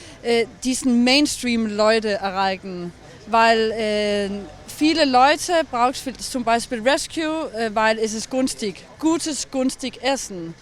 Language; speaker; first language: German; non-native, learner; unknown